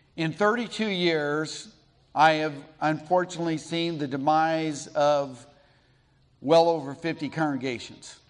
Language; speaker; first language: English; native; English